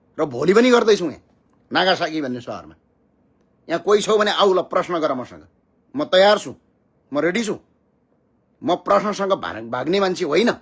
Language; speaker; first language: Nepali; native; Nepali